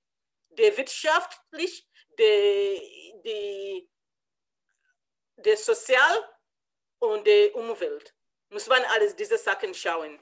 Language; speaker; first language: German; non-native, learner; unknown